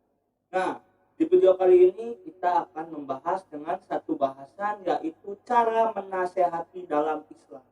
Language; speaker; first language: Indonesian; native; Indonesian